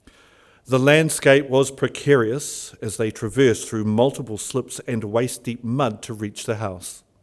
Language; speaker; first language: English; native; English